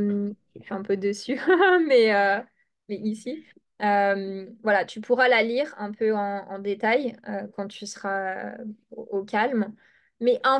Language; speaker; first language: French; native; French